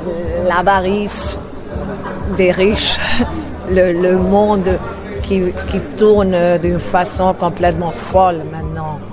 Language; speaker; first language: French; non-native, fluent; Spanish